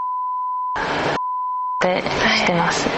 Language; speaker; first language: Japanese; non-native, learner; Chinese